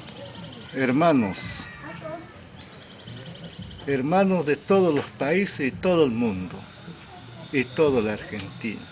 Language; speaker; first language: Spanish; non-native, local second language; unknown